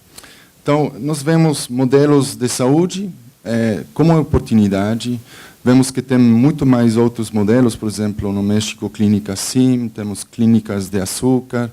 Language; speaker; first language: Portuguese; non-native, fluent; Spanish